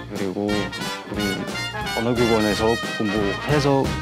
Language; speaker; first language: Korean; non-native, fluent; Mongolian